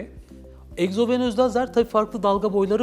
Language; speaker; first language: Turkish; native; Turkish